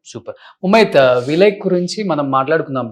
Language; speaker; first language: Telugu; native; Telugu